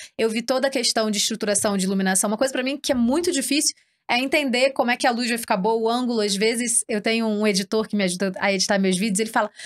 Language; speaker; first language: Portuguese; native; Portuguese